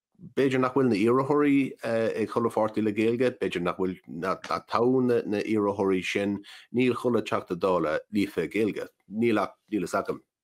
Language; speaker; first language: Irish; non-native, local second language; English